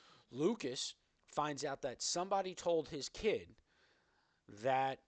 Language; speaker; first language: English; native; English